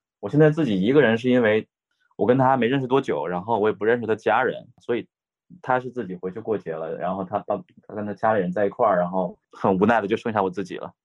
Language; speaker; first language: Chinese; native; Chinese